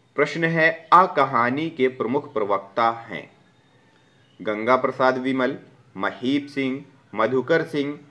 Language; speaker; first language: Hindi; native; Hindi